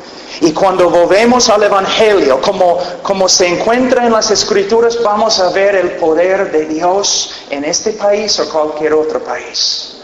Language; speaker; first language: Spanish; non-native, fluent; English